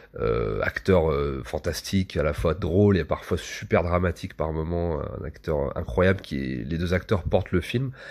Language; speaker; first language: French; native; French